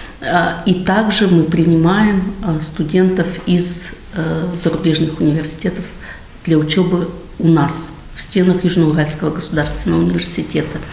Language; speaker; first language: Russian; native; Russian